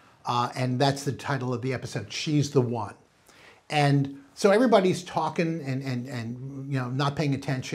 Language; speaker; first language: English; native; English